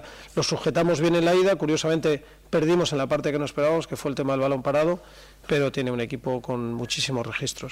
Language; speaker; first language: Spanish; native; Spanish